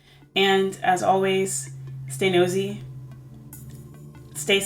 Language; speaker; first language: English; native; English